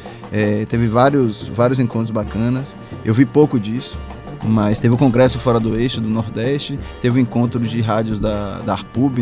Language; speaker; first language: Portuguese; native; Portuguese